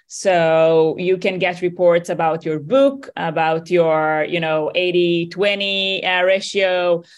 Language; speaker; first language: English; non-native, fluent; Hebrew